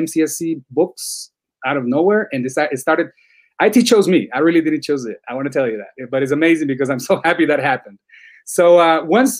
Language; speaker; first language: English; non-native, fluent; Spanish